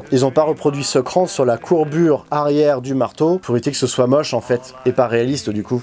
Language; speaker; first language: French; native; French